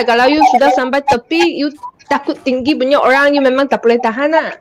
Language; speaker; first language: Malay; non-native, local second language; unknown